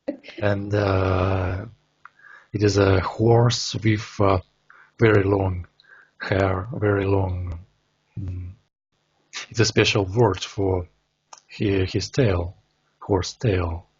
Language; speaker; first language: English; non-native, learner; Russian